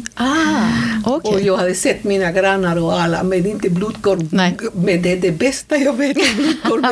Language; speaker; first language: Swedish; non-native, fluent; Spanish